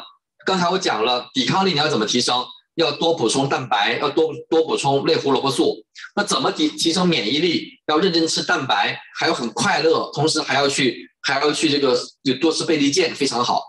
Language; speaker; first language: Chinese; native; Chinese